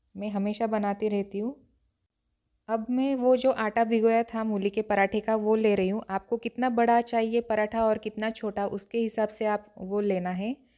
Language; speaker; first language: Hindi; non-native, local second language; Marathi